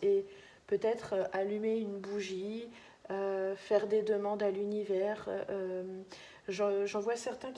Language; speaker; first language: French; native; French